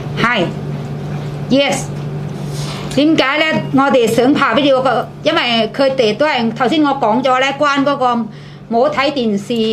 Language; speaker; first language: Cantonese; non-native, fluent; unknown